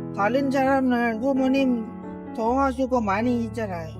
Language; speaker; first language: Korean; non-native, learner; Lao